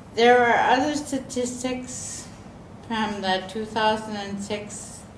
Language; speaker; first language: English; native; English